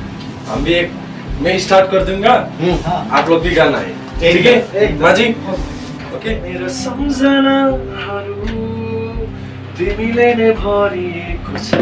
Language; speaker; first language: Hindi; non-native, local second language; Nepali